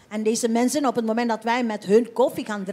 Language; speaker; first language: Dutch; non-native, fluent; Indonesian